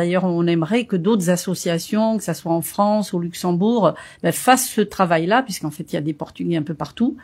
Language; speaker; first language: French; early bilingual, other home language; Portuguese